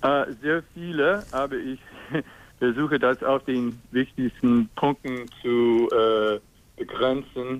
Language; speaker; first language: German; non-native, fluent; English